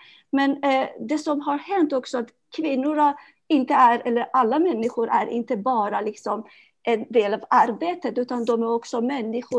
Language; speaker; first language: Swedish; non-native, fluent; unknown